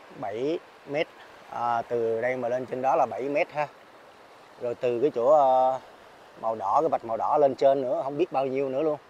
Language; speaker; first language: Vietnamese; non-native, local second language; Eastern Cham